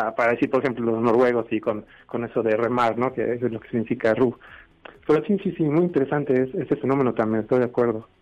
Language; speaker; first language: Spanish; non-native, fluent; Swedish